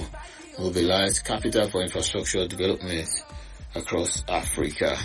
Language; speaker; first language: Nigerian Pidgin; non-native, local second language; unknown